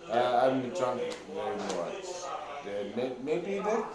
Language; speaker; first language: English; non-native, learner; Chinese